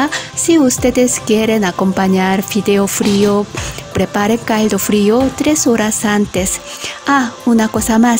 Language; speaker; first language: Spanish; non-native, learner; Korean